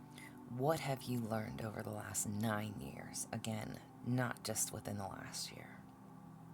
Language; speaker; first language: English; native; English